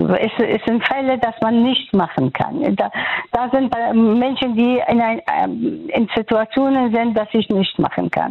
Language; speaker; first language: German; non-native, fluent; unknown